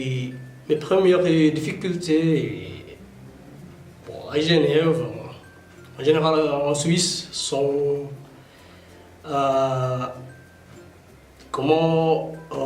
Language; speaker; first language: French; non-native, fluent; Tigrinya